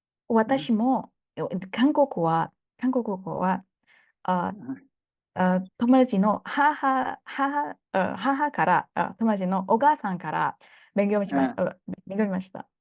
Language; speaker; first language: Japanese; non-native, learner; Thai